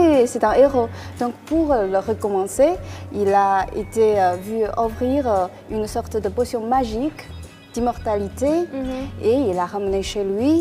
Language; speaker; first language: French; non-native, fluent; Chinese